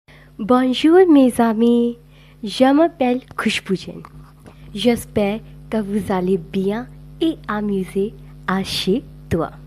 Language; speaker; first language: French; non-native, learner; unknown